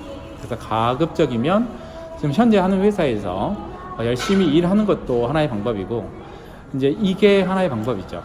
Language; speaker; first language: Korean; native; Korean